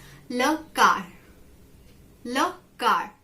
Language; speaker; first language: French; non-native, learner; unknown